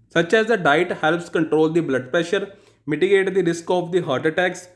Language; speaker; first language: English; non-native, local second language; Punjabi